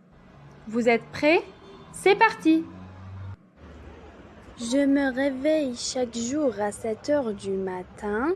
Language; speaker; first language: French; non-native, local second language; Arabic